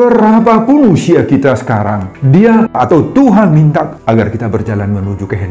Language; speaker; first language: Indonesian; non-native, local second language; Batak Toba